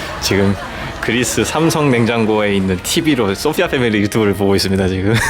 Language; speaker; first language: Korean; native; Korean